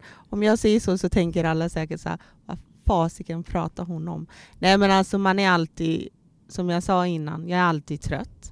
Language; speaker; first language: Swedish; early bilingual, other home language; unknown